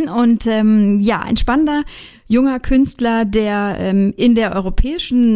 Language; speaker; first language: German; native; German